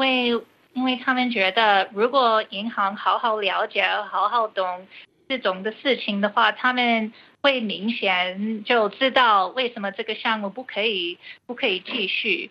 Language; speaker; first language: Chinese; early bilingual, heritage; Chinese